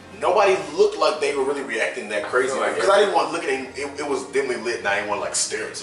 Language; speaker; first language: English; native; English